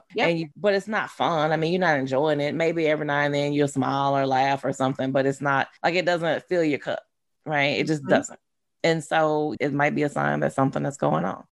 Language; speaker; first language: English; native; English